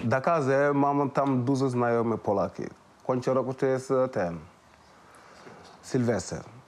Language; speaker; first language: Polish; non-native, learner; Wolof